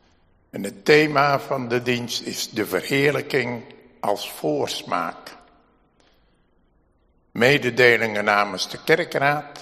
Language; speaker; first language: Dutch; native; Dutch